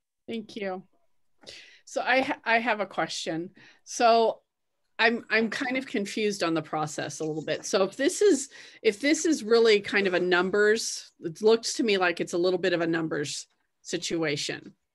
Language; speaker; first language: English; native; English